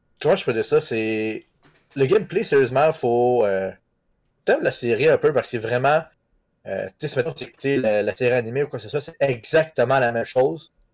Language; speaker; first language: French; native; French